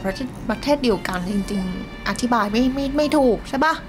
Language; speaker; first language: Thai; non-native, fluent; Vietnamese